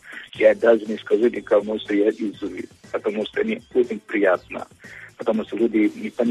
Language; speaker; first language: Russian; non-native, fluent; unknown